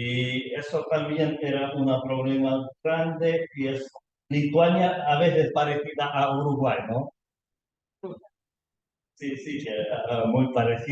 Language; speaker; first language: Spanish; non-native, learner; Lithuanian